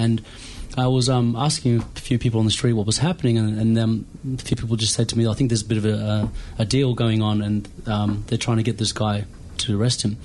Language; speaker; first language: English; native; English